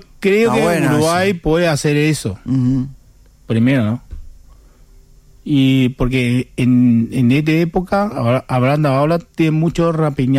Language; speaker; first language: Spanish; non-native, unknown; Chinese